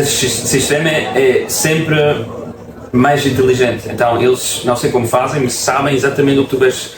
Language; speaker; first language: Portuguese; non-native, fluent; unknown